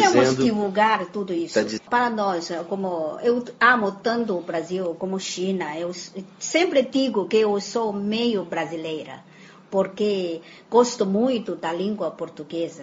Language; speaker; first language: Portuguese; non-native, fluent; Chinese